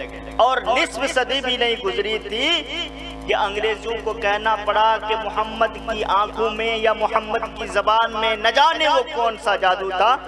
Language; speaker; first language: Urdu; native; Urdu